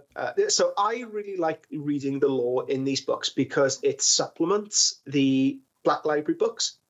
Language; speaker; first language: English; native; English